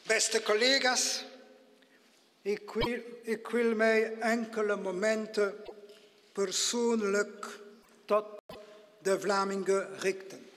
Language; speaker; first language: Dutch; non-native, local second language; French